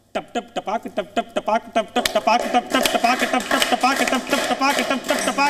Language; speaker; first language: Hindi; native; Hindi